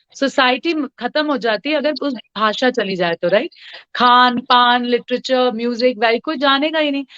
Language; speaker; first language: Hindi; non-native, local second language; Bhojpuri